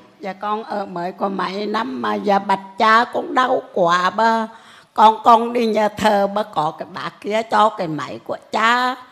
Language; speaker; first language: Vietnamese; native; Vietnamese